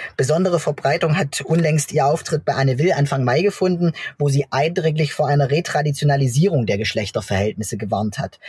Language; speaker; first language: German; native; German